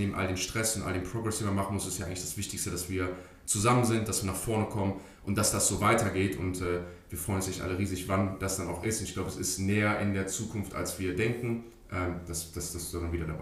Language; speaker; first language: German; native; German